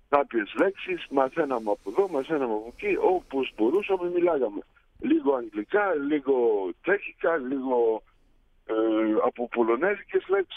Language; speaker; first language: Greek; early bilingual, heritage; Greek